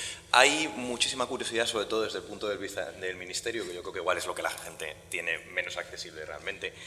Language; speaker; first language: Spanish; native; Spanish